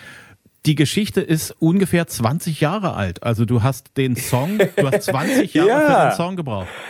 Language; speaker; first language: German; native; German